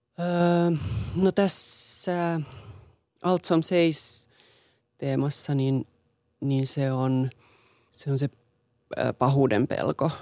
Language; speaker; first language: Finnish; non-native, local second language; Swedish